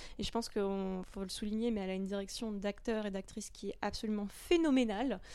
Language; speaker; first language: French; native; French